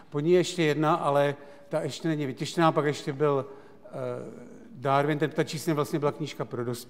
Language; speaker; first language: Czech; native; Czech